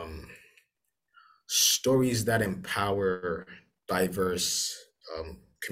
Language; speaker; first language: English; non-native, local second language; Akan